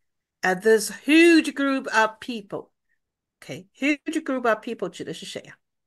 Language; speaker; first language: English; non-native, fluent; Chinese